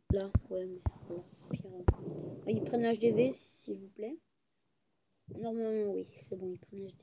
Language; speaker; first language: French; native; French